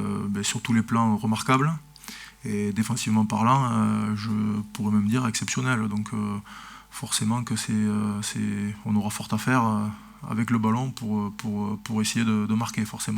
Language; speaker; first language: French; native; French